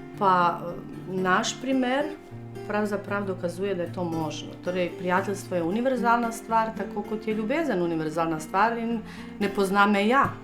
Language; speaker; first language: Slovenian; native; Slovenian